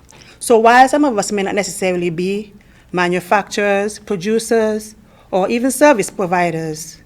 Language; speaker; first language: English; native; English